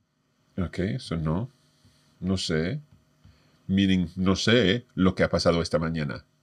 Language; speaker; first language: Spanish; non-native, fluent; English